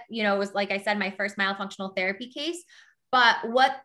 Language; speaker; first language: English; native; English